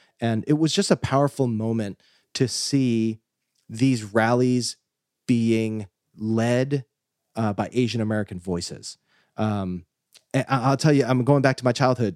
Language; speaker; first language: English; native; English